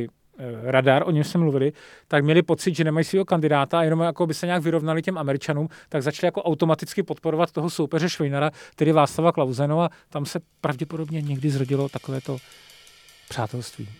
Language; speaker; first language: Czech; native; Czech